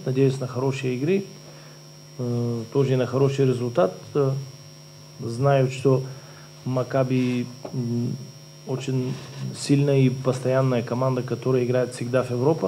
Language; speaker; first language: Russian; non-native, learner; Bulgarian